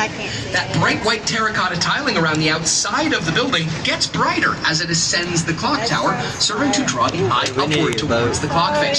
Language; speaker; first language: English; native; English